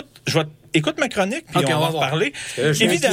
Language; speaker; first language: French; native; French